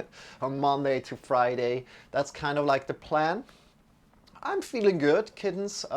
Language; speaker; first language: English; non-native, fluent; German